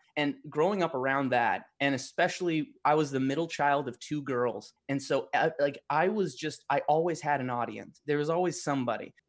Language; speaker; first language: English; native; English